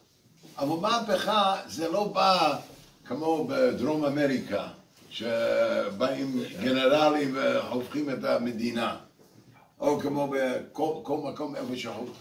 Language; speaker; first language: Hebrew; non-native, fluent; English